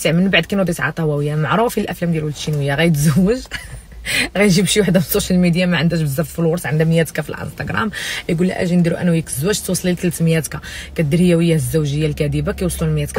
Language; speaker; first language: Arabic; native; Arabic